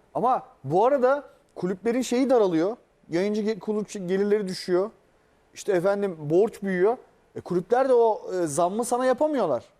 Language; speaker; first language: Turkish; native; Turkish